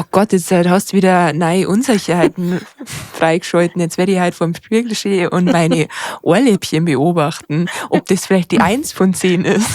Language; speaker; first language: German; native; German